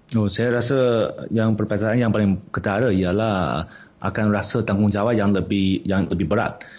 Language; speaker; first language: Malay; non-native, fluent; Chinese